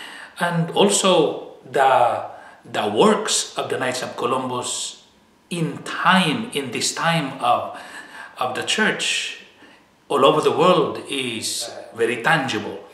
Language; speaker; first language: English; non-native, fluent; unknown